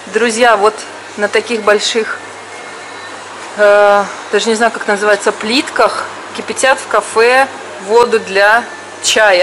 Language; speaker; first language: Russian; native; Russian